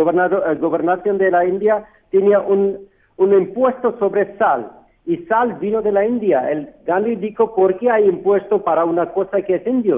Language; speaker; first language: Spanish; non-native, fluent; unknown